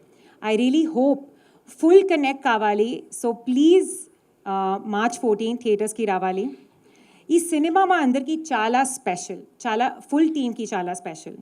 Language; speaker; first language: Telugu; non-native, learner; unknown